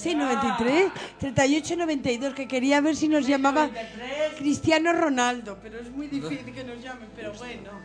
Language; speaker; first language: Spanish; native; Spanish